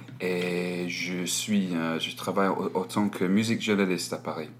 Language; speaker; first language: French; non-native, learner; English